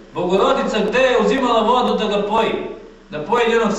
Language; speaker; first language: Bosnian; native; Bosnian